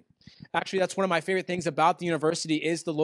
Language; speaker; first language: English; native; English